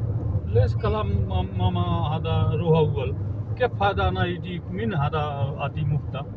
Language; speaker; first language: Arabic; non-native, learner; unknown